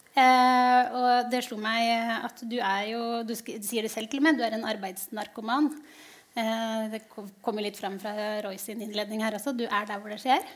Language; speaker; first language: Norwegian; native; Norwegian